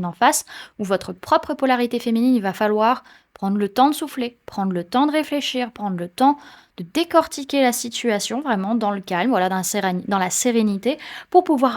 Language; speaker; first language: French; native; French